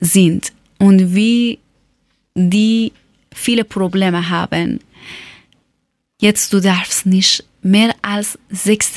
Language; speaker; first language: German; non-native, learner; Persian